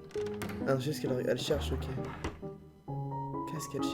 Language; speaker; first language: French; native; French